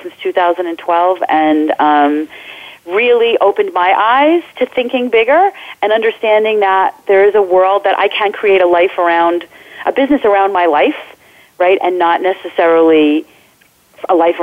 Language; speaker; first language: English; native; English